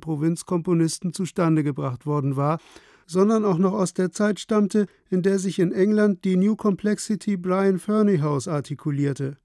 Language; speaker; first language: German; native; German